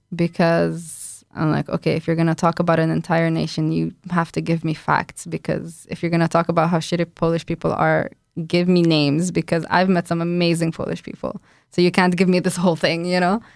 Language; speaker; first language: English; non-native, fluent; Arabic